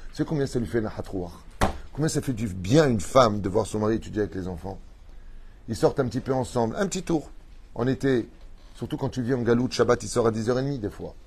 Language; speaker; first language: French; native; French